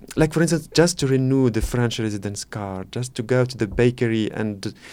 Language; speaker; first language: English; non-native, fluent; Arabic